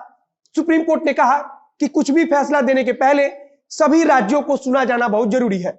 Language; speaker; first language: Hindi; native; Hindi